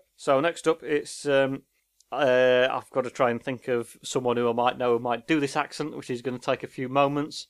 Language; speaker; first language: English; native; English